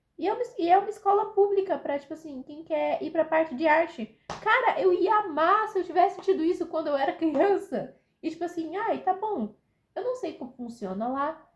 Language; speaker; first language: Portuguese; native; Portuguese